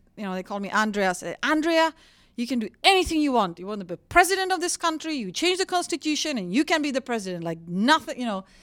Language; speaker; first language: English; non-native, fluent; Czech